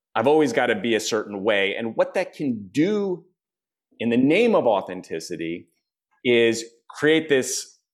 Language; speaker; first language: English; native; English